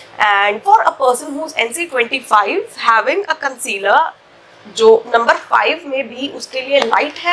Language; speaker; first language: English; non-native, local second language; Hindi